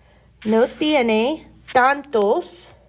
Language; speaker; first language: Spanish; non-native, fluent; English